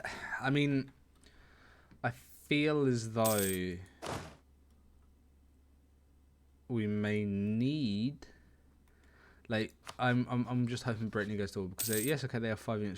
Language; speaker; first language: English; native; English